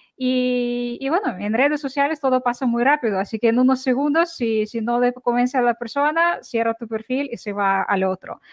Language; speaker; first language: Spanish; non-native, fluent; Ukrainian